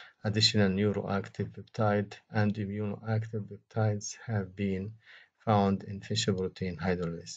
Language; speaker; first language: English; non-native, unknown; Arabic